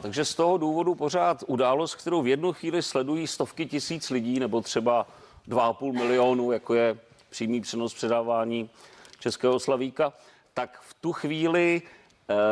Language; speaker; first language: Czech; native; Czech